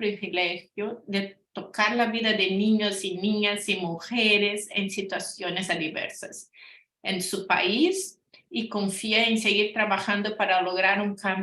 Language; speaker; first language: Spanish; non-native, fluent; Portuguese